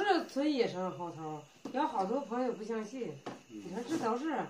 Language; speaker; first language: Chinese; native; Chinese